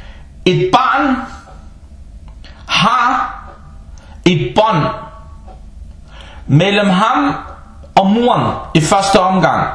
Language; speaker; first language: Danish; non-native, fluent; Arabic